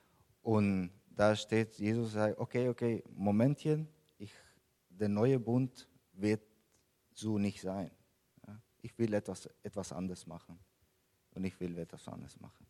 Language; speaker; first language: German; non-native, fluent; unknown